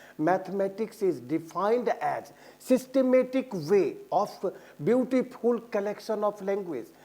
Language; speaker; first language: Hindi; native; Hindi